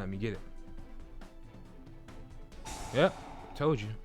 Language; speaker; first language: English; native; English